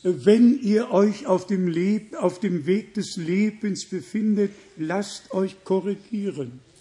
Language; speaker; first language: German; native; German